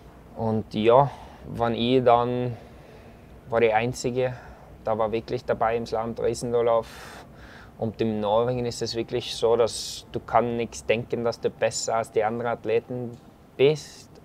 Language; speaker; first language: German; non-native, fluent; Norwegian